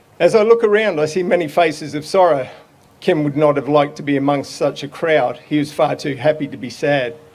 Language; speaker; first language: English; native; English